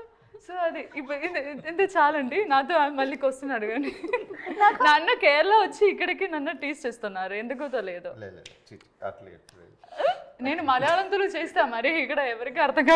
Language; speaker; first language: Telugu; non-native, learner; Malayalam